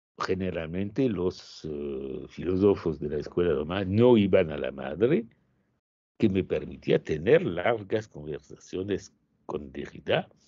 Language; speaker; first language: Spanish; non-native, fluent; French